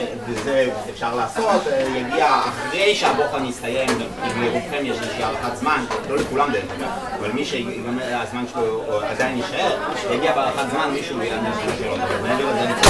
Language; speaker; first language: Hebrew; native; Hebrew